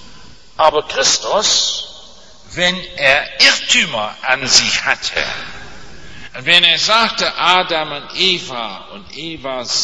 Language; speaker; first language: German; non-native, fluent; English